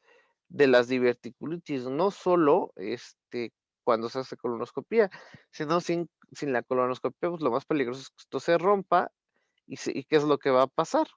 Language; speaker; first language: Spanish; native; Spanish